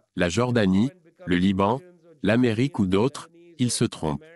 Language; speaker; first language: French; non-native, fluent; Punjabi